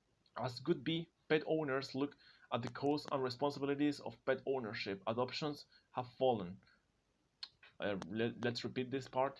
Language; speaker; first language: English; non-native, fluent; Spanish